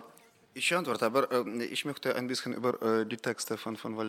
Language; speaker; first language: German; non-native, fluent; Ukrainian